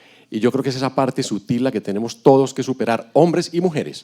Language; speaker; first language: Spanish; native; Spanish